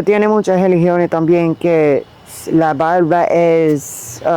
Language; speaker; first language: Spanish; early bilingual, heritage; Spanish